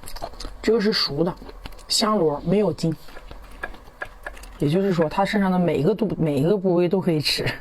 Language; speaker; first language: Chinese; native; Chinese